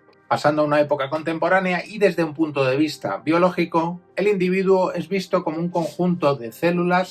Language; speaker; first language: Spanish; native; Spanish